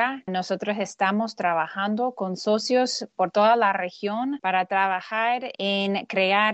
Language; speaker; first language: Spanish; non-native, fluent; English